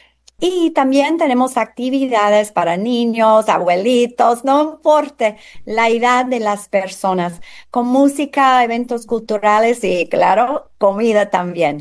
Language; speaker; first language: Spanish; non-native, fluent; English